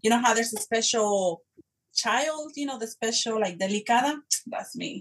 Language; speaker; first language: English; early bilingual, other home language; Spanish